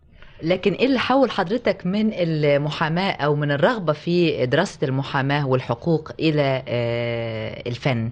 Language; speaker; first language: Arabic; native; Arabic